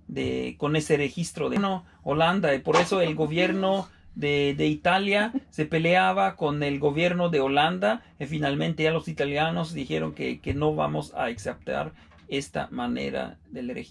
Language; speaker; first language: Spanish; non-native, fluent; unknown